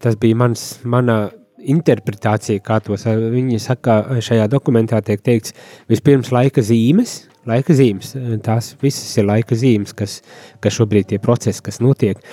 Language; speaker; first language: Latvian; native; Latvian